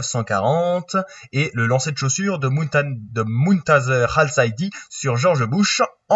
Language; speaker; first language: French; native; French